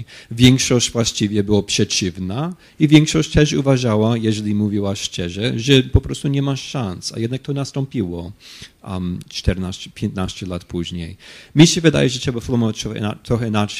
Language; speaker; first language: Polish; non-native, fluent; English